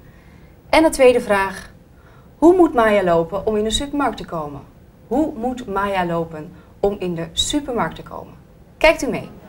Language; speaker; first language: Dutch; native; Dutch